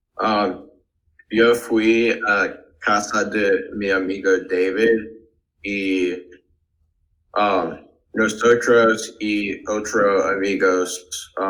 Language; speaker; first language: Spanish; non-native, learner; English